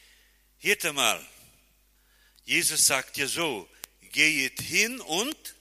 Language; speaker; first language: German; non-native, fluent; Portuguese